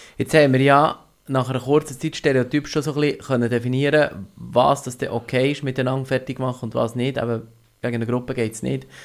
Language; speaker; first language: German; native; German